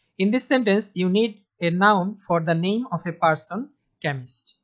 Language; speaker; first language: English; non-native, local second language; Bangla